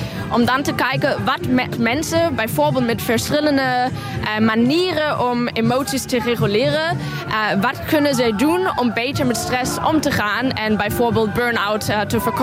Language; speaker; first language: Dutch; non-native, fluent; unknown